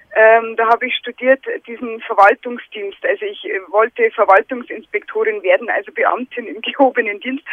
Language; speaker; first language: German; native; German